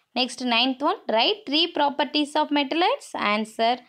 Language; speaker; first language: English; non-native, local second language; Tamil